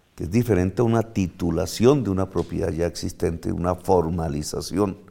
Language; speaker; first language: Spanish; native; Spanish